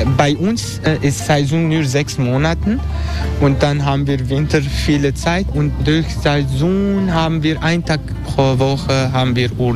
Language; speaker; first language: German; non-native, learner; Turkish